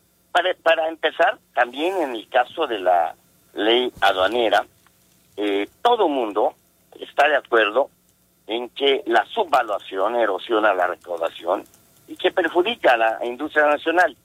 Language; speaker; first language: Spanish; native; Spanish